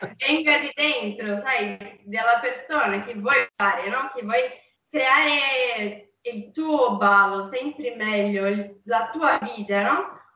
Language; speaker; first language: Italian; non-native, fluent; Portuguese